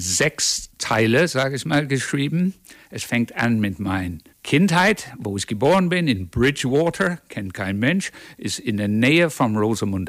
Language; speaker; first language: German; non-native, fluent; English